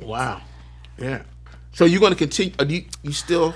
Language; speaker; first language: English; native; English